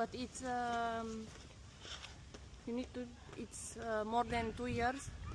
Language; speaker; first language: English; non-native, fluent; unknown